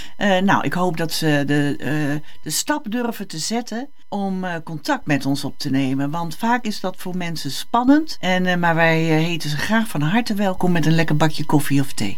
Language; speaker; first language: Dutch; native; Dutch